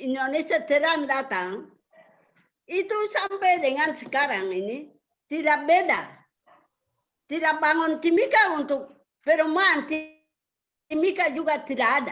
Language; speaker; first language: Indonesian; non-native, local second language; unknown